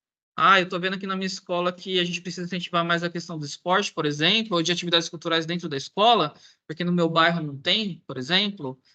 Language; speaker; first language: Portuguese; native; Portuguese